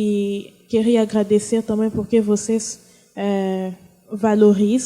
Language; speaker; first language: Portuguese; non-native, fluent; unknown